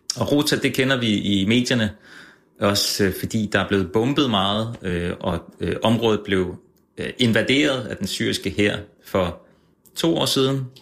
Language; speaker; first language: Danish; native; Danish